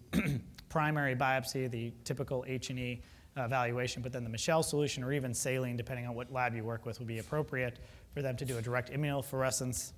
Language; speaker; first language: English; native; English